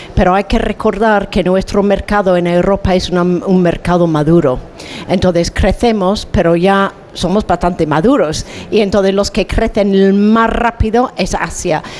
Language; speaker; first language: Spanish; non-native, fluent; English